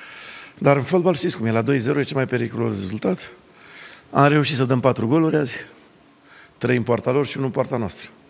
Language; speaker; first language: Romanian; native; Romanian